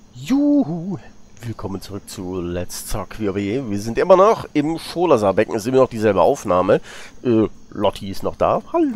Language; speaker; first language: German; native; German